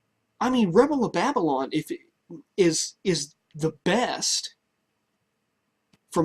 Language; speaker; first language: English; native; English